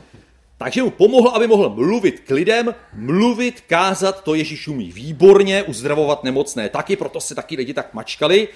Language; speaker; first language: Czech; native; Czech